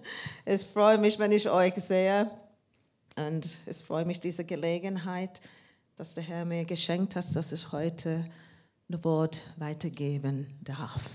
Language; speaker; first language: German; non-native, learner; English